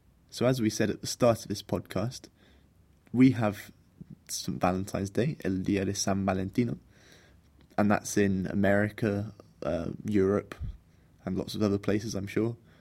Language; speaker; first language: English; native; English